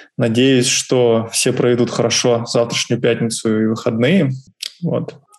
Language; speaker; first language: Russian; native; Russian